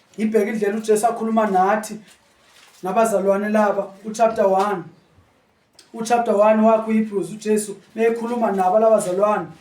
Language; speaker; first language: Zulu; non-native, local second language; Xhosa